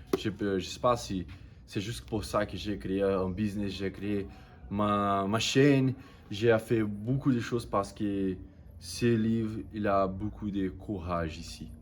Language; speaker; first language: French; non-native, learner; Portuguese